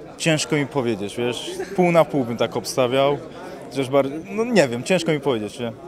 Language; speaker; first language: Polish; early bilingual, other home language; Armenian